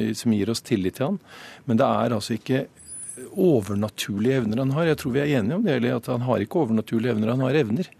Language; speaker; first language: Norwegian; native; Norwegian